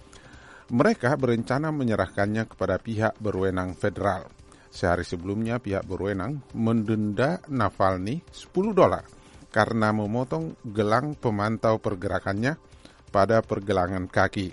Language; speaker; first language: Indonesian; native; Indonesian